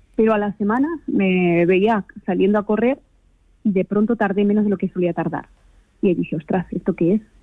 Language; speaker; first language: Spanish; native; Spanish